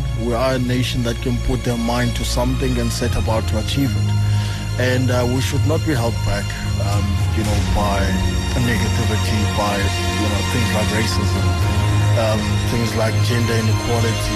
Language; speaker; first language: English; non-native, local second language; Xhosa